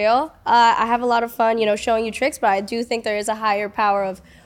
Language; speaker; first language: English; native; English